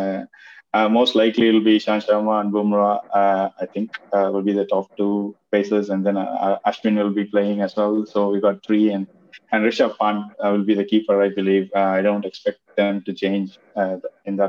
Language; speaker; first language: English; non-native, local second language; Tamil